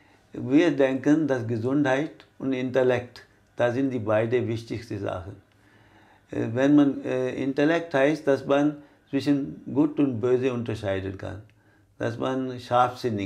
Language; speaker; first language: German; non-native, fluent; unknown